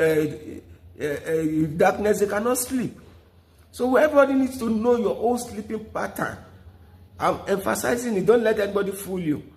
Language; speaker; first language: English; non-native, local second language; Yoruba